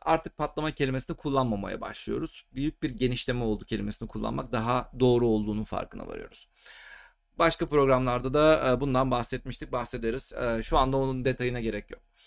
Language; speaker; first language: Turkish; native; Turkish